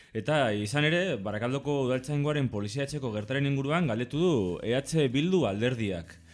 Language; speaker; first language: Basque; native; Basque